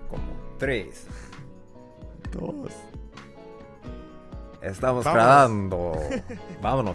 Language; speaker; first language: Spanish; non-native, learner; English